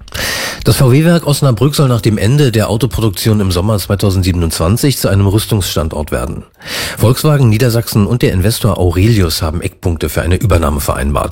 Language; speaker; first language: German; native; German